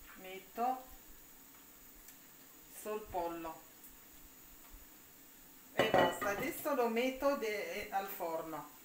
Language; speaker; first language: Italian; non-native, learner; Arabic